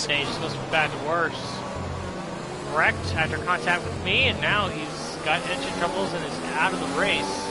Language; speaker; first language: English; native; English